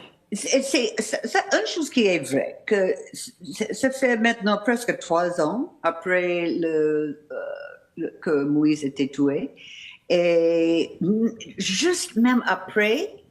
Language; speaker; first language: French; non-native, fluent; English